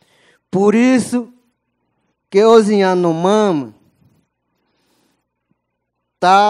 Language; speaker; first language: Portuguese; non-native, local second language; Yanomámi